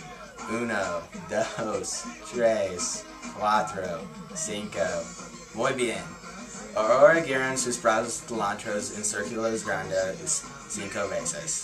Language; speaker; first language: Spanish; non-native, learner; English